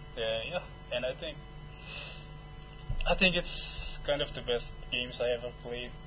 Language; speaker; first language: English; non-native, learner; Indonesian